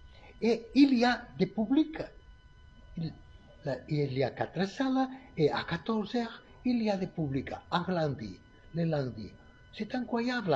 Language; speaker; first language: French; non-native, learner; Catalan